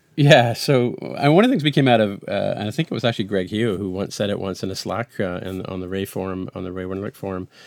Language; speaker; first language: English; native; English